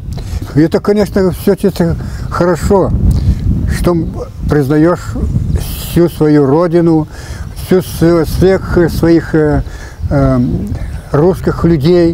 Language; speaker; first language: Russian; early bilingual, heritage; Russian